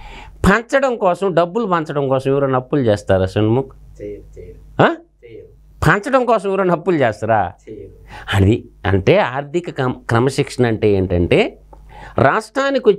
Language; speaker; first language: Telugu; native; Telugu